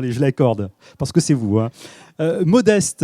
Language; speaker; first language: French; native; French